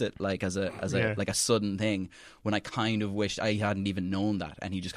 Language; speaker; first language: English; native; English